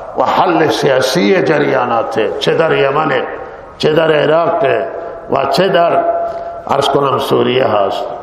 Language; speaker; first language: Persian; non-native, local second language; Baluchi